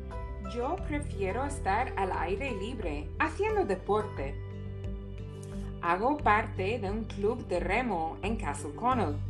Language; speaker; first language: Spanish; non-native, fluent; English